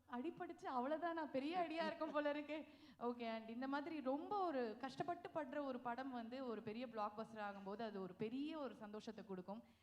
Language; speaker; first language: Tamil; native; Tamil